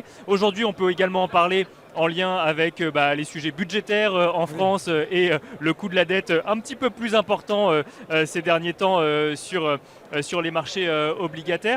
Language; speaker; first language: French; native; French